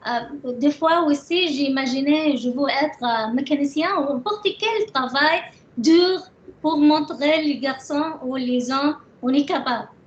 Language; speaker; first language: French; non-native, learner; Arabic